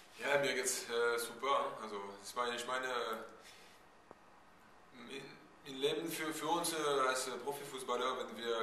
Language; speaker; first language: German; non-native, fluent; French